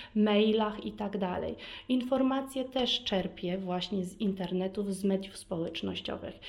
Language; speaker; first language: Polish; early bilingual, heritage; Polish